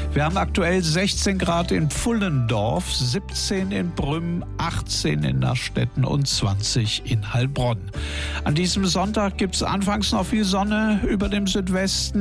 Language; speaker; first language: German; native; German